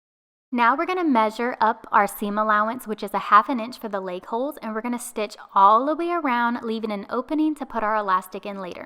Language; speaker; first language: English; native; English